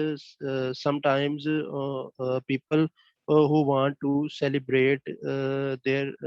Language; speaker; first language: English; non-native, learner; Bangla